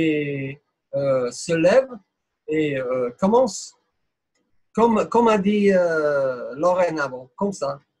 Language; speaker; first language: French; non-native, fluent; English